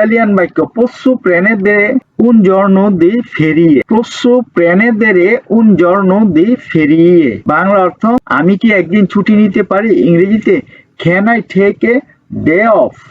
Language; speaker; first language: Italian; non-native, learner; Bangla